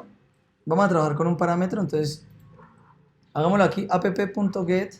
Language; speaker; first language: Spanish; native; Spanish